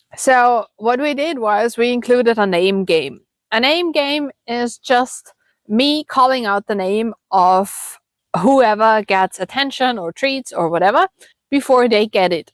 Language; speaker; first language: English; non-native, fluent; German